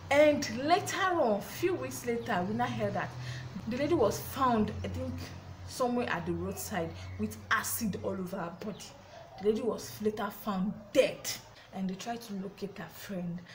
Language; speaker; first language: English; non-native, local second language; Yoruba